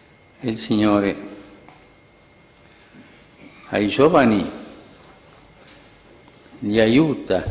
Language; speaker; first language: Italian; non-native, fluent; Spanish